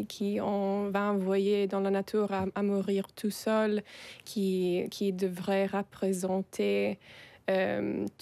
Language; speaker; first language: French; non-native, fluent; Italian